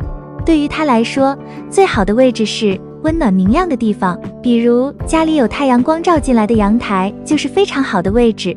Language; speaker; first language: Chinese; native; Chinese